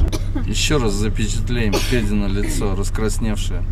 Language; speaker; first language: Russian; native; Russian